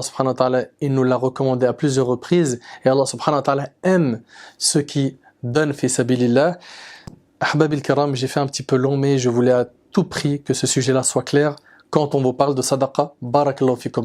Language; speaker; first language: French; native; French